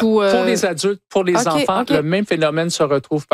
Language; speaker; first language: French; native; French